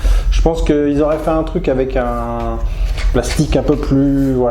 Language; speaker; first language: French; native; French